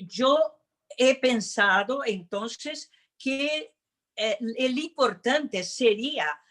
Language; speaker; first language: Spanish; non-native, fluent; Portuguese